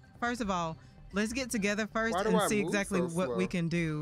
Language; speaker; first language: English; native; English